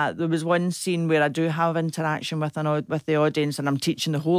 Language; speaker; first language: English; native; English